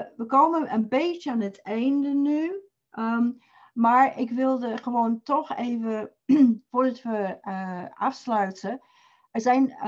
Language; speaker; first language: Dutch; non-native, fluent; English